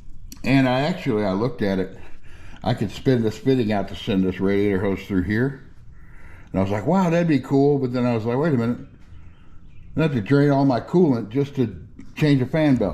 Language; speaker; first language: English; native; English